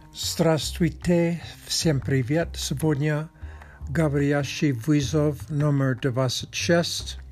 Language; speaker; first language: Russian; non-native, learner; Czech